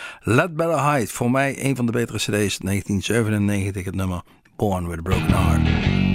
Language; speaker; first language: Dutch; native; Dutch